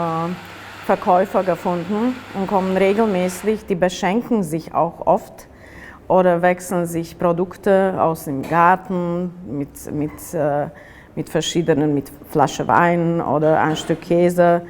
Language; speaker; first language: German; non-native, fluent; Slovak